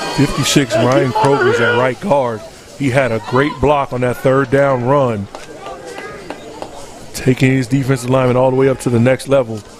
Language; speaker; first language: English; native; English